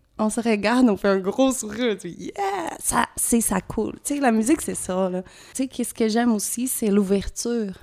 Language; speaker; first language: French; non-native, fluent; Portuguese